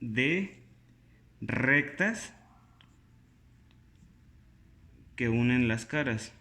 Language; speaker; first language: Spanish; native; Spanish